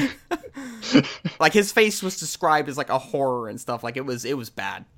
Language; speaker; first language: English; native; English